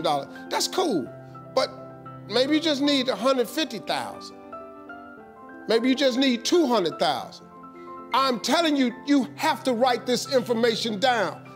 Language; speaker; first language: English; native; English